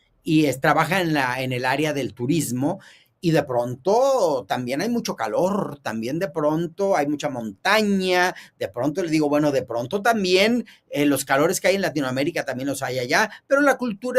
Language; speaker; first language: Spanish; native; Spanish